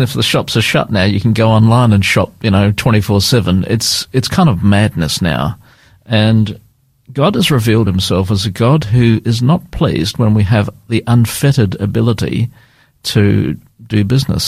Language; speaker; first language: English; native; English